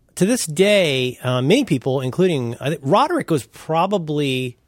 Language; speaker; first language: English; early bilingual, other home language; German